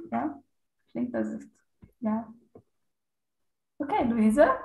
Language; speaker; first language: German; non-native, learner; Portuguese